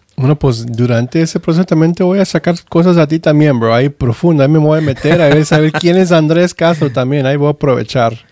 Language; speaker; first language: Spanish; early bilingual, heritage; Spanish